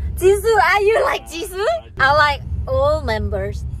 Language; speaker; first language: English; non-native, learner; Korean